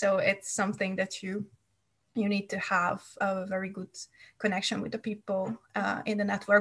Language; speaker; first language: English; non-native, fluent; Hungarian